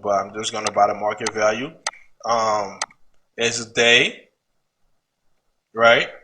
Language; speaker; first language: English; native; English